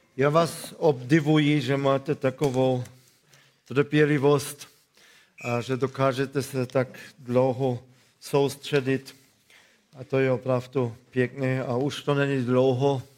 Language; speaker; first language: Czech; non-native, fluent; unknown